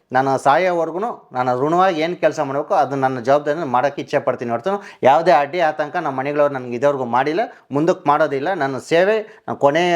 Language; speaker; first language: Kannada; native; Kannada